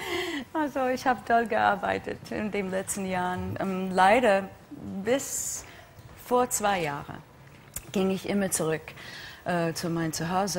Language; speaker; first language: German; non-native, fluent; English